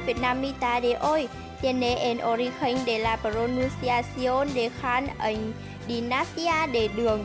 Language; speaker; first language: Spanish; non-native, learner; Vietnamese